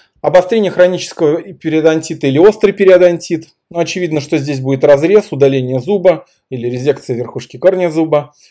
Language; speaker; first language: Russian; native; Russian